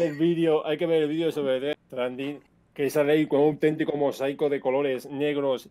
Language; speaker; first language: Spanish; native; Spanish